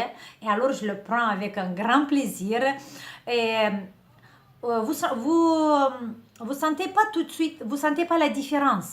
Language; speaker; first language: French; non-native, fluent; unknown